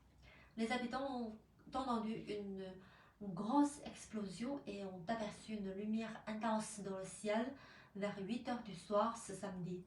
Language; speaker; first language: French; non-native, fluent; Chinese